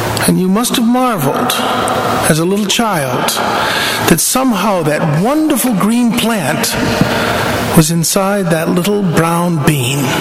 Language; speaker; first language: English; native; English